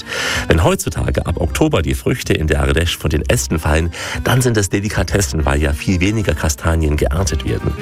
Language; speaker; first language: German; native; German